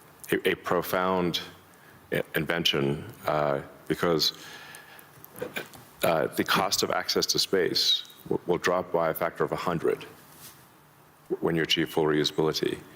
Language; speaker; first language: English; early bilingual, other home language; Afrikaans